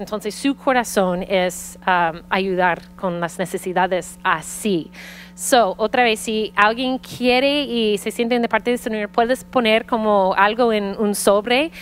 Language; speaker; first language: Spanish; early bilingual, heritage; Spanish